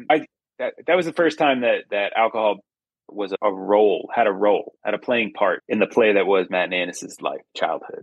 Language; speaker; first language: English; native; English